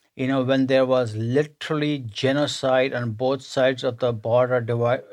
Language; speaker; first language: English; non-native, local second language; Punjabi